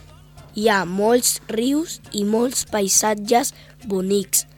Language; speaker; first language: Catalan; early bilingual, other home language; Spanish